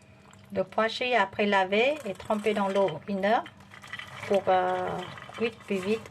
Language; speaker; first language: French; non-native, fluent; Vietnamese